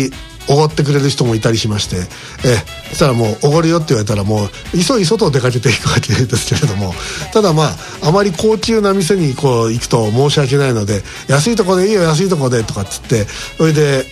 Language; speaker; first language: Japanese; native; Japanese